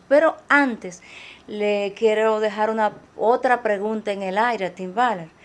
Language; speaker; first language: Spanish; native; Spanish